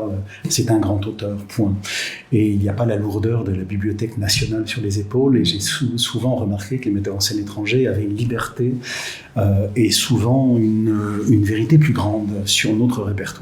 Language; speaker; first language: French; native; French